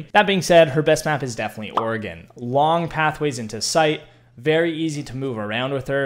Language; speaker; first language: English; native; English